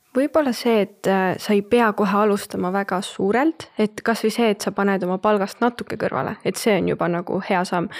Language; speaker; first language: Estonian; native; Estonian